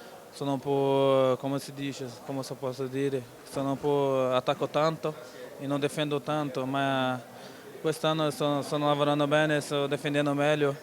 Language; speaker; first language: Italian; non-native, learner; Portuguese